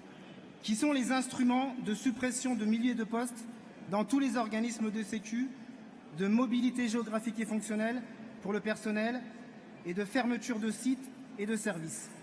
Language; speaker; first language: French; native; French